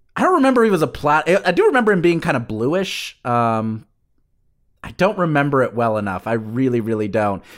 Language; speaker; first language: English; early bilingual, other home language; Spanish